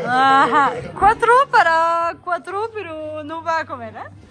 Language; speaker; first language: Spanish; non-native, fluent; French